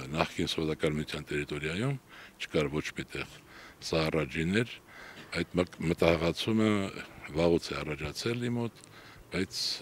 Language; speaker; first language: Armenian; non-native, local second language; Kurdish